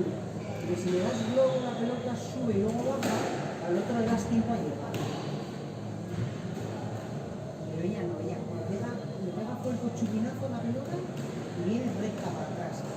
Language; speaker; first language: Spanish; native; Spanish